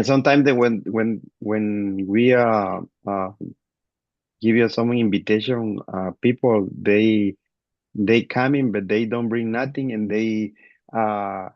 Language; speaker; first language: English; non-native, learner; Spanish